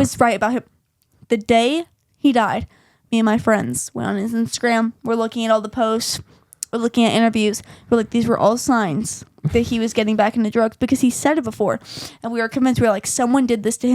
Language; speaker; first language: English; native; English